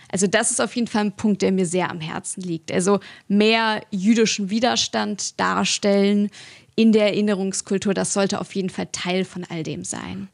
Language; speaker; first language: German; early bilingual, other home language; Russian